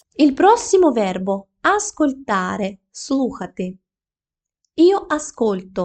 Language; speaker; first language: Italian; non-native, fluent; Ukrainian